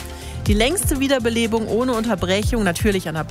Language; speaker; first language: German; native; German